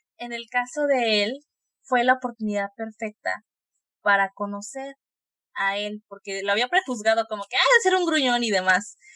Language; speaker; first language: Spanish; native; Spanish